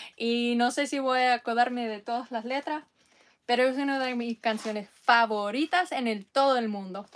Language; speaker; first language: Spanish; non-native, fluent; English